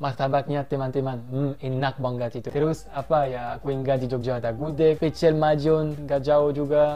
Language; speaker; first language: Indonesian; non-native, fluent; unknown